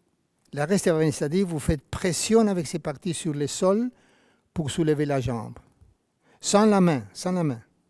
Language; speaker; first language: French; non-native, fluent; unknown